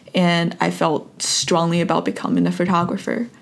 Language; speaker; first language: English; non-native, fluent; Chinese